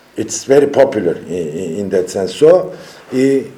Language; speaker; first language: English; non-native, fluent; Turkish